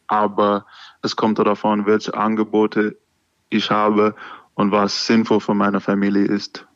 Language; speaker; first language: German; non-native, learner; English